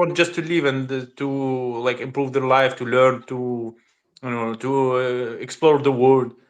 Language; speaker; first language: English; non-native, learner; Russian